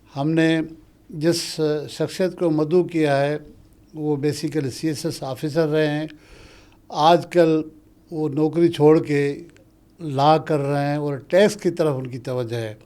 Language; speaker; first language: Urdu; non-native, local second language; Sindhi